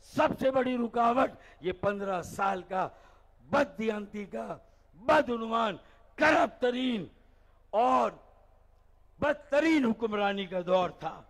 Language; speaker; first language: Urdu; native; Urdu